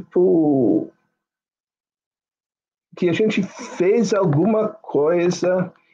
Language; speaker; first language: Portuguese; non-native, fluent; English